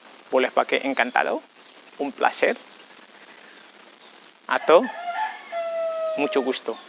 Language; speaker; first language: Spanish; non-native, fluent; Indonesian